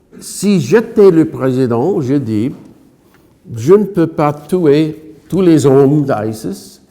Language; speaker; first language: French; non-native, fluent; English